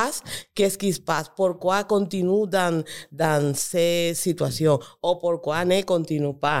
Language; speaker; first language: French; non-native, learner; Spanish